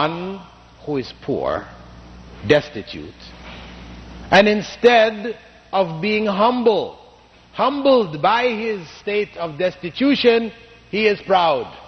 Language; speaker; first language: English; non-native, fluent; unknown